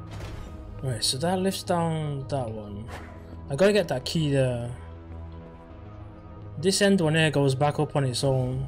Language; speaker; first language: English; native; English